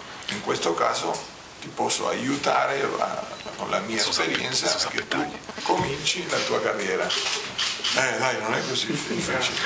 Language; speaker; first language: Italian; non-native, fluent; Spanish